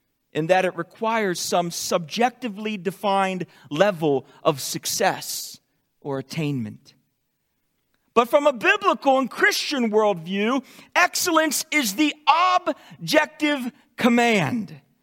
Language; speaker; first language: English; native; English